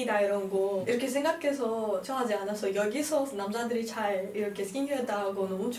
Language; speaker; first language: Korean; non-native, fluent; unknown